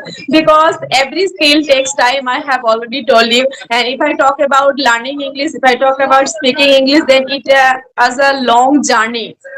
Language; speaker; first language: English; non-native, learner; Bangla